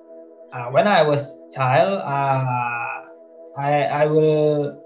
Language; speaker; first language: English; non-native, learner; Indonesian